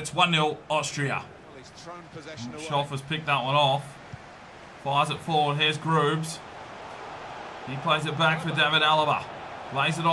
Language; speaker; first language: English; native; English